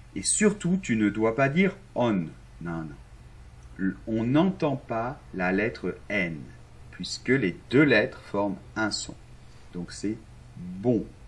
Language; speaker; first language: French; non-native, fluent; Arabic